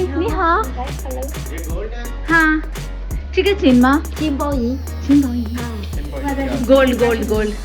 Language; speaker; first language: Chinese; non-native, learner; Urdu